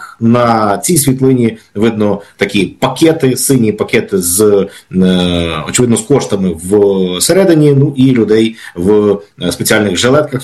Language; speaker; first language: Ukrainian; native; Ukrainian